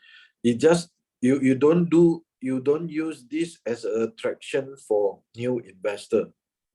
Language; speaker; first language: English; non-native, fluent; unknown